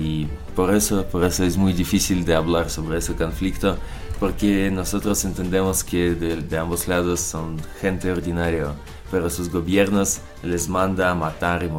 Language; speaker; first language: Spanish; non-native, learner; Russian